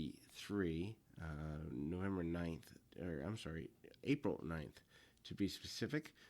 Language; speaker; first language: English; native; English